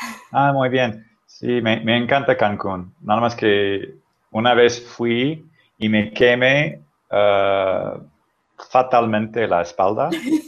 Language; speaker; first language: Spanish; non-native, fluent; English